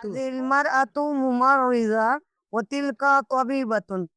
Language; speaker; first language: Arabic; non-native, learner; Urdu